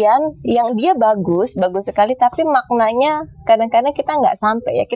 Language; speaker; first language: Indonesian; native; Indonesian